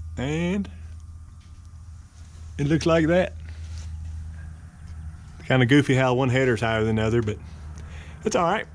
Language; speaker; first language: English; native; English